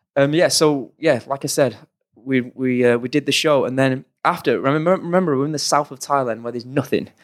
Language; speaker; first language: English; native; English